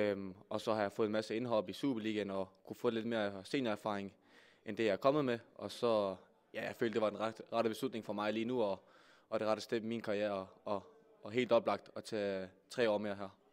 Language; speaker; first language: Danish; native; Danish